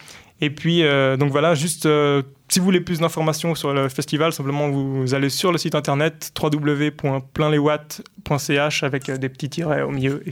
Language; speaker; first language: French; native; French